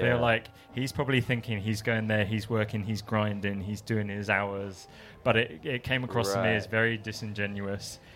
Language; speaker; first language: English; native; English